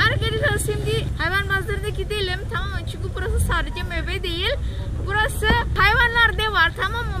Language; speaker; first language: Turkish; non-native, learner; Javanese